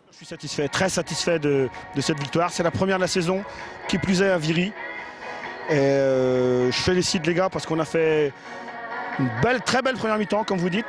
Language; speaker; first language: French; native; French